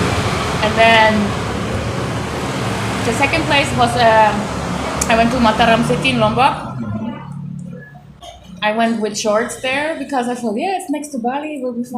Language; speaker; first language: English; non-native, fluent; Swiss German